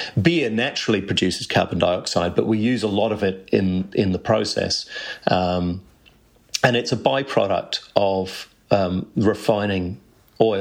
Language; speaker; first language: English; native; English